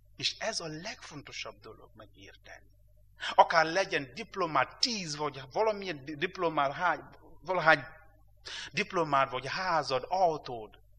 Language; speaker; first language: Hungarian; non-native, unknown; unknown